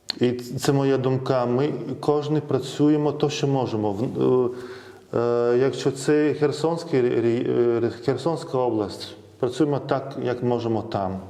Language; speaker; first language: Ukrainian; non-native, fluent; Lithuanian